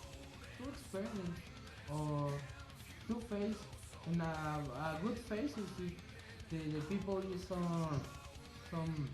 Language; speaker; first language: English; non-native, learner; Spanish